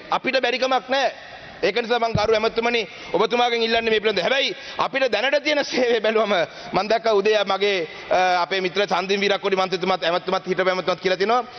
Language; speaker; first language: Sinhala; non-native, local second language; Tamil